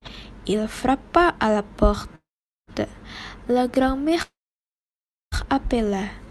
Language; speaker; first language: French; non-native, learner; Indonesian